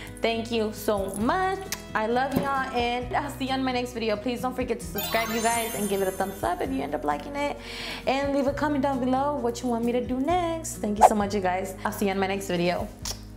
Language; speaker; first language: English; early bilingual, other home language; Spanish